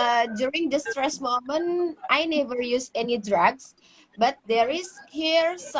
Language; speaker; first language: English; non-native, learner; Indonesian